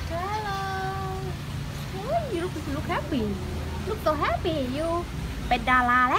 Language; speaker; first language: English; non-native, learner; Thai